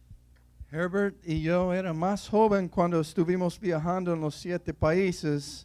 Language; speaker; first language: Spanish; non-native, fluent; English